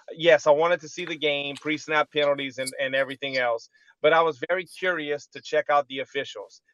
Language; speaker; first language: English; native; English